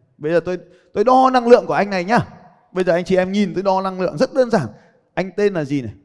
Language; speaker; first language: Vietnamese; native; Vietnamese